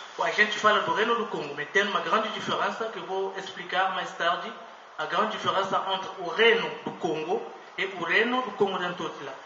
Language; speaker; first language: Portuguese; non-native, fluent; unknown